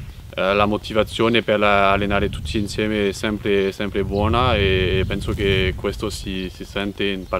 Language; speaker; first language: Italian; non-native, fluent; French